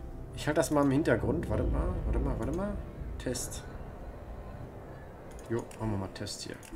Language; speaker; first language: German; native; German